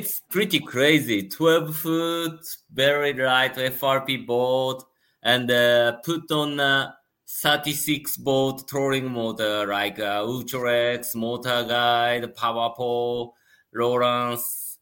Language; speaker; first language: English; non-native, learner; Japanese